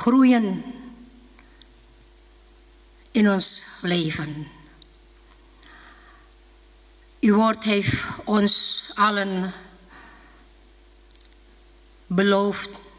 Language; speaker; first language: Dutch; non-native, fluent; Indonesian